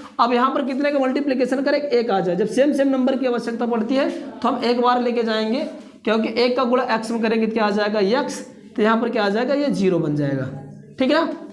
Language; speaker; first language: Hindi; native; Hindi